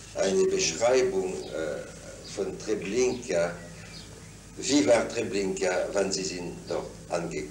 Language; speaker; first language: German; non-native, fluent; French